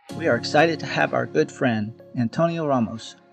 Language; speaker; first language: English; native; English